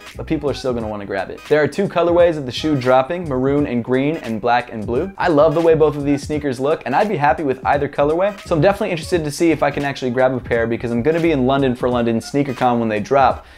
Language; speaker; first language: English; native; English